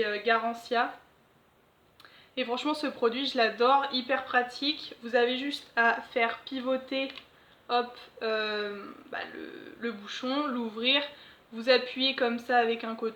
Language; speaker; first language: French; native; French